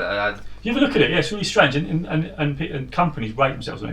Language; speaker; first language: English; native; English